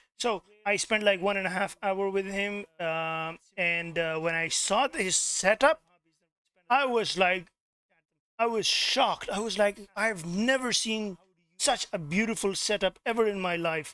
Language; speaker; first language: English; non-native, local second language; Pashto